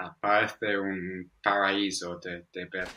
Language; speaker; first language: Spanish; non-native, fluent; English